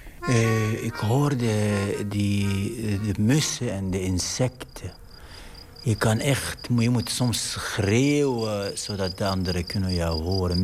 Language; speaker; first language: Dutch; non-native, fluent; Arabic